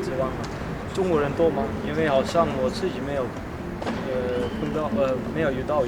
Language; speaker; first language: Chinese; non-native, learner; Dutch